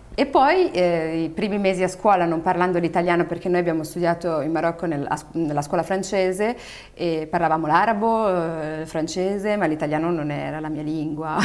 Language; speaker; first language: Italian; early bilingual, other home language; Arabic